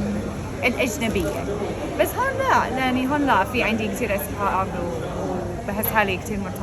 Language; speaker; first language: Arabic; non-native, fluent; English